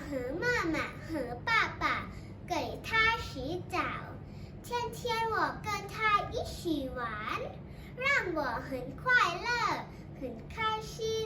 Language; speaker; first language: Chinese; non-native, learner; Thai